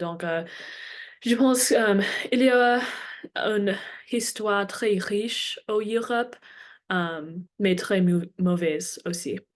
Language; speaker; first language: French; non-native, learner; English